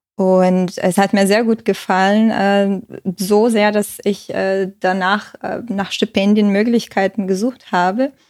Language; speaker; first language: German; non-native, fluent; Portuguese